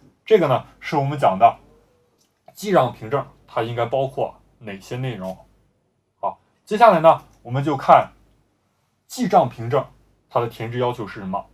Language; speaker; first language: Chinese; native; Chinese